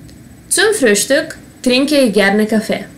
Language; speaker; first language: German; non-native, fluent; Serbian